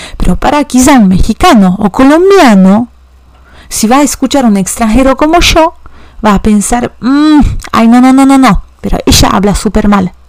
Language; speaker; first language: Spanish; non-native, fluent; Polish